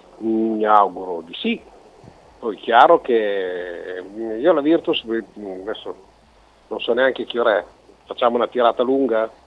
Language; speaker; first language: Italian; native; Italian